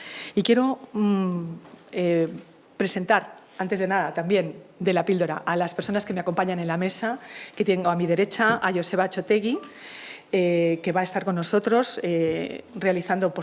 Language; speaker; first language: Spanish; native; Spanish